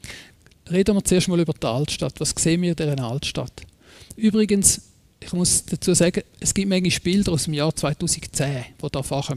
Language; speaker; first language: German; native; German